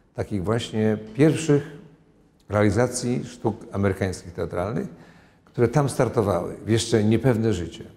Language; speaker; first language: Polish; native; Polish